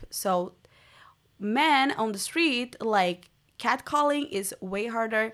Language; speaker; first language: English; non-native, fluent; Portuguese